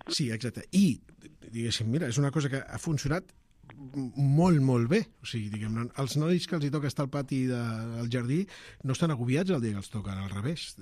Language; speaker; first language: Catalan; native; Catalan